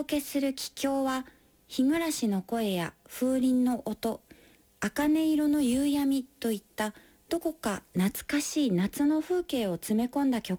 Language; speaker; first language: Japanese; native; Japanese